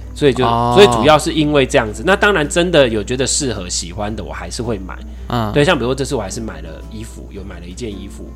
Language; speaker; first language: Chinese; native; Chinese